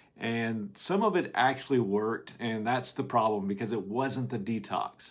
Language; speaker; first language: English; native; English